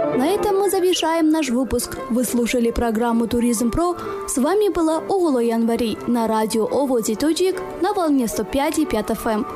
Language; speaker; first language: Russian; non-native, local second language; Tajik